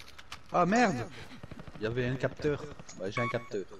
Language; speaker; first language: French; native; French